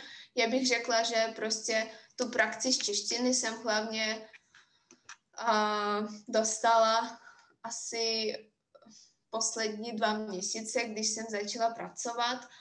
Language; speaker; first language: Czech; non-native, fluent; Russian